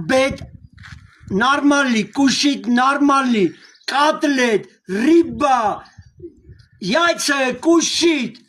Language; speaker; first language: Russian; non-native, learner; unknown